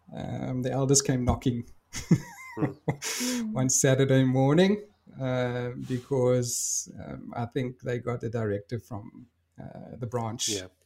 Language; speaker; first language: English; native; English